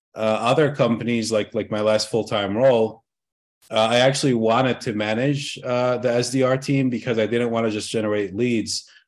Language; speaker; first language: English; early bilingual, other home language; Arabic